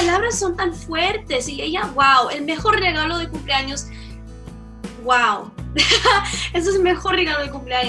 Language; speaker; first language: Spanish; early bilingual, heritage; Spanish